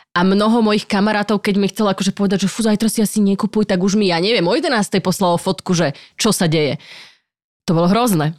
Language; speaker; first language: Slovak; native; Slovak